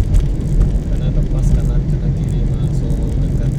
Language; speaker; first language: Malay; non-native, local second language; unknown